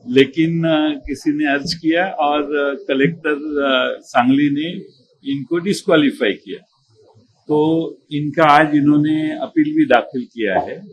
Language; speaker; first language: Hindi; non-native, local second language; Marathi